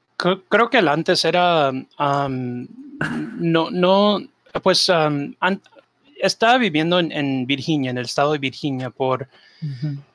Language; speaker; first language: Spanish; early bilingual, heritage; Spanish